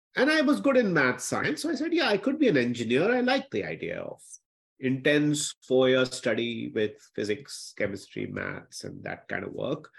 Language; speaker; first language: English; non-native, local second language; Hindi